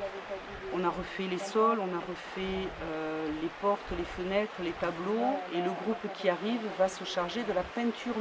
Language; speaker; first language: French; native; French